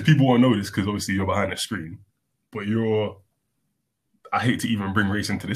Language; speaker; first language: English; native; English